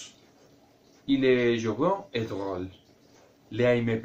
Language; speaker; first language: French; non-native, learner; Spanish